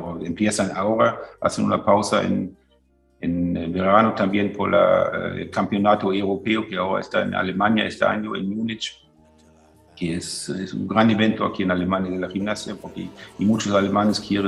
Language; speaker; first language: Spanish; non-native, fluent; German